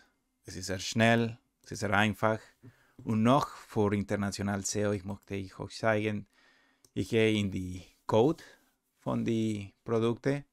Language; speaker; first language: German; non-native, learner; Spanish